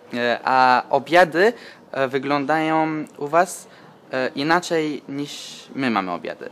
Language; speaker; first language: Polish; early bilingual, other home language; Turkish